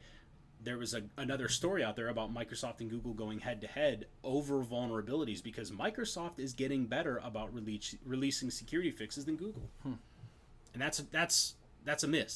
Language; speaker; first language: English; native; English